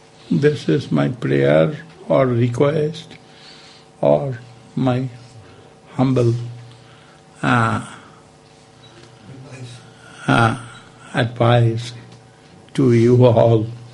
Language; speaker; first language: English; non-native, local second language; Bangla